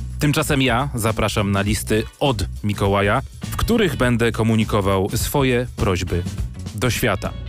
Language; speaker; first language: Polish; native; Polish